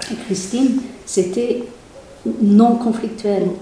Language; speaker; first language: French; non-native, fluent; English